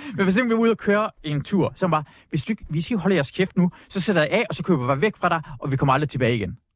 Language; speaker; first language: Danish; early bilingual, other home language; Persian